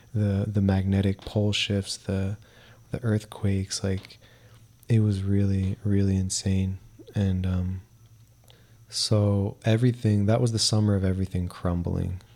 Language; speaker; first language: English; early bilingual, other home language; Spanish